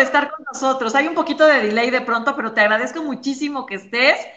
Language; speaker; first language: Spanish; native; Spanish